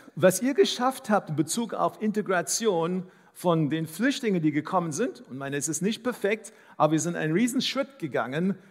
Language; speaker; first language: German; non-native, fluent; English